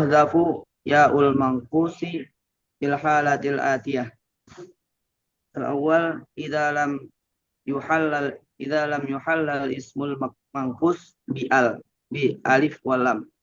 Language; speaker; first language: Arabic; non-native, learner; Indonesian